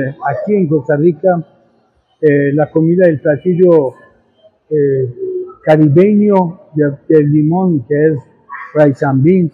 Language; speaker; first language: Spanish; non-native, fluent; Persian